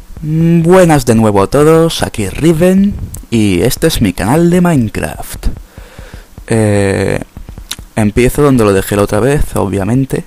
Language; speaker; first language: Spanish; native; Spanish